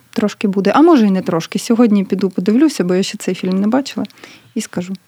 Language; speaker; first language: Ukrainian; native; Ukrainian